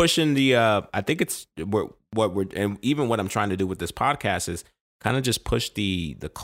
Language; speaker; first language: English; native; English